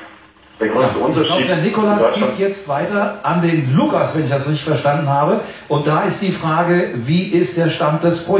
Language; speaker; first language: German; native; German